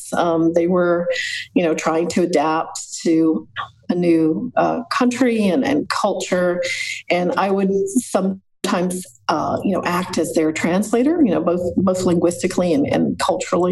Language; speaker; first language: English; native; English